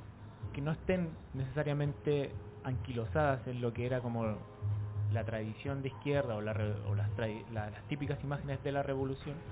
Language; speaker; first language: Spanish; native; Spanish